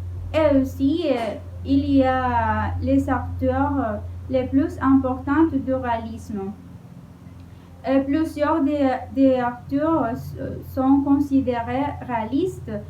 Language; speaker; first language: French; non-native, learner; Spanish